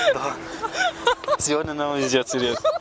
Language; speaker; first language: Russian; non-native, local second language; Tajik